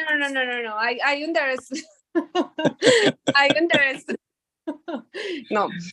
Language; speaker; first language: English; non-native, learner; Spanish